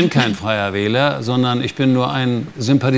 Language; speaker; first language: German; native; German